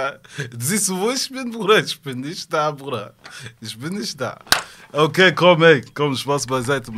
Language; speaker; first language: German; early bilingual, other home language; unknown